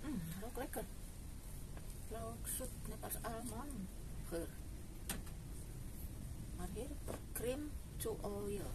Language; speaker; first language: Dutch; non-native, learner; Indonesian